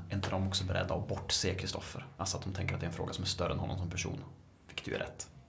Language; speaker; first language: Swedish; native; Swedish